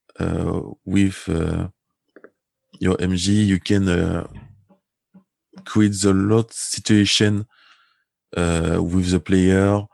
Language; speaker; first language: English; non-native, learner; French